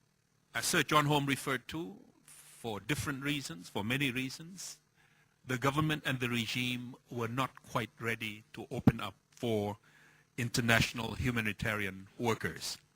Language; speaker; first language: English; non-native, fluent; Thai